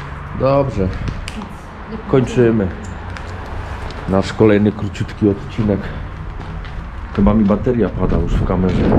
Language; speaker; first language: Polish; native; Polish